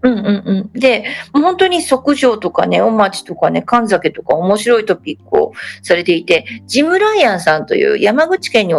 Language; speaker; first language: Japanese; native; Japanese